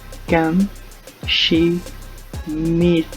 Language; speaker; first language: English; non-native, local second language; Punjabi